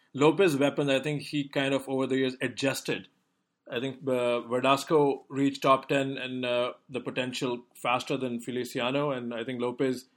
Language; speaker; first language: English; non-native, local second language; Hindi